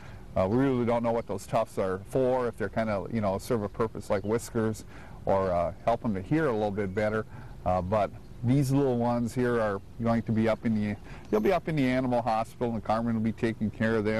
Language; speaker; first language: English; native; English